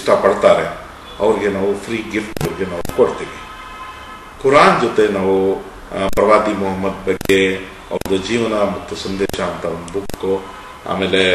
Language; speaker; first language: Kannada; non-native, local second language; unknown